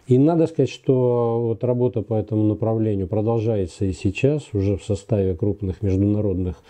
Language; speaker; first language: Russian; native; Russian